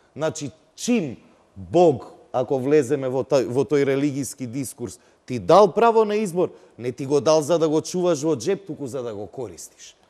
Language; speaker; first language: Macedonian; non-native, local second language; Albanian